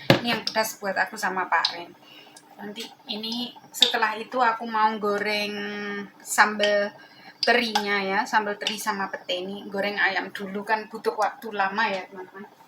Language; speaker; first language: Indonesian; native; Indonesian